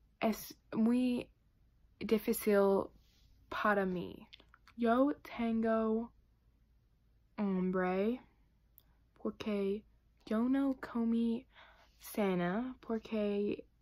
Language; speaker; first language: Spanish; non-native, learner; English